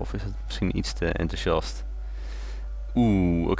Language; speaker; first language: Dutch; native; Dutch